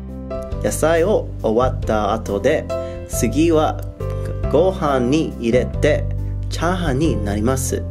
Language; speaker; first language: Japanese; non-native, learner; English